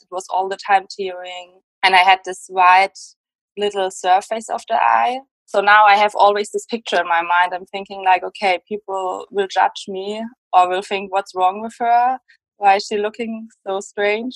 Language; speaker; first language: English; non-native, fluent; German